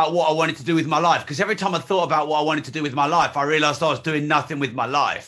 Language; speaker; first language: English; native; English